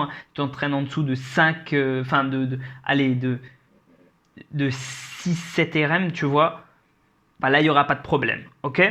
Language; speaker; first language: French; native; French